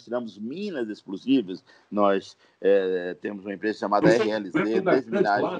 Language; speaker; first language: Portuguese; native; Portuguese